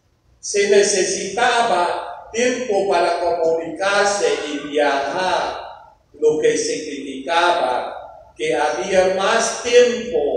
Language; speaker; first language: Spanish; non-native, fluent; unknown